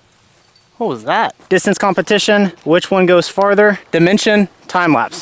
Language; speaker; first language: English; native; English